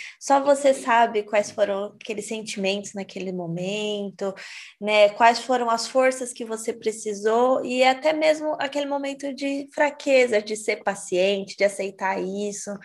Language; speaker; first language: Portuguese; native; Portuguese